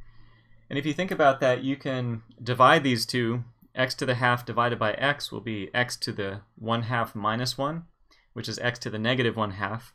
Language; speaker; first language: English; native; English